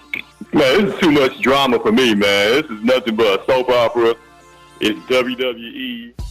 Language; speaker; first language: English; native; English